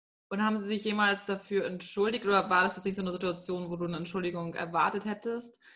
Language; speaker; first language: German; early bilingual, heritage; German